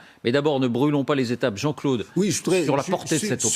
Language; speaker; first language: French; native; French